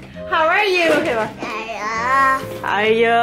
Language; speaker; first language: English; non-native, fluent; Korean